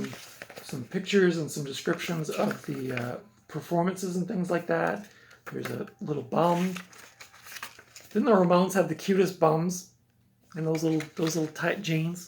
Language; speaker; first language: English; native; English